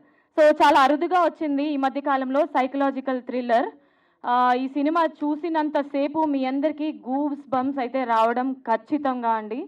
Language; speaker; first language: Telugu; native; Telugu